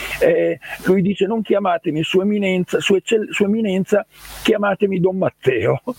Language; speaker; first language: Italian; native; Italian